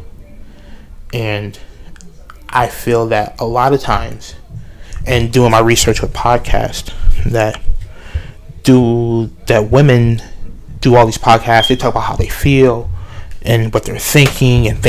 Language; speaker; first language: English; native; English